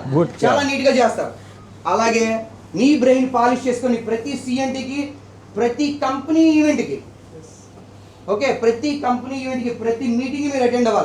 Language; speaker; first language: Telugu; native; Telugu